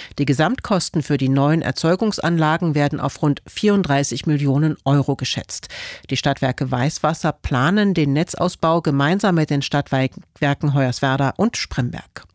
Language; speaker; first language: German; native; German